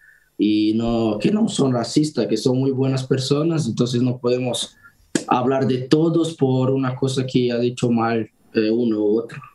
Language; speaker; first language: Spanish; non-native, fluent; Portuguese